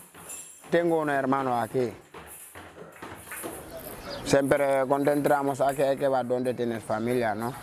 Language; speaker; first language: Spanish; non-native, learner; Wolof